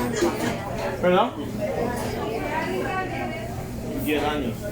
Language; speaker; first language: Spanish; early bilingual, heritage; English